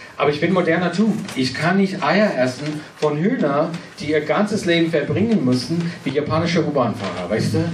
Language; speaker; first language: German; non-native, fluent; English